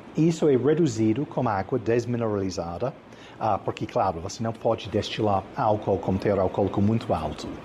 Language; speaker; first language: Portuguese; non-native, fluent; English